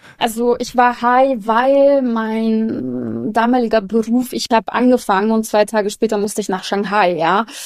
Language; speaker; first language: German; early bilingual, other home language; Russian